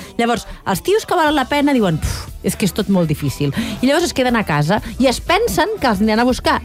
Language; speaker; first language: Catalan; native; Catalan